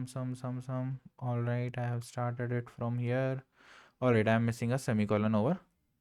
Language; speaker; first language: English; non-native, local second language; Hindi